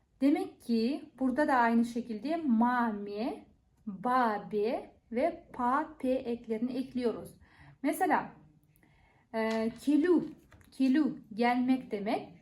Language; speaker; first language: Turkish; non-native, fluent; Kazakh